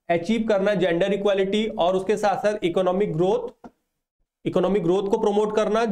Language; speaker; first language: Hindi; non-native, local second language; Odia